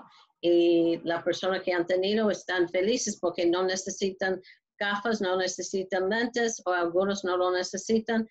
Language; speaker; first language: Spanish; non-native, learner; English